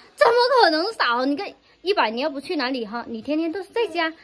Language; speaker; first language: Chinese; non-native, fluent; Vietnamese